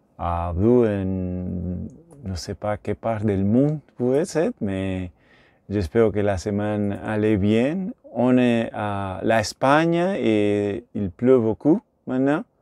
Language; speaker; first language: French; non-native, learner; Spanish